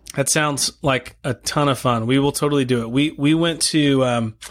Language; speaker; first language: English; native; English